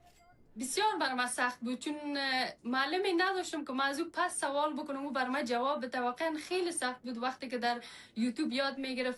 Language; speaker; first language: Persian; non-native, learner; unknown